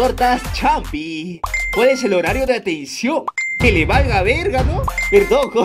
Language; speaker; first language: Spanish; native; Spanish